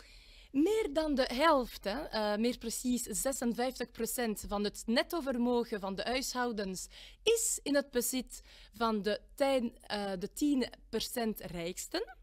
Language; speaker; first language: Dutch; non-native, local second language; French